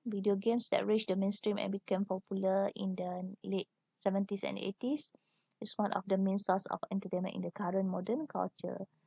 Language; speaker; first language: English; non-native, local second language; Malay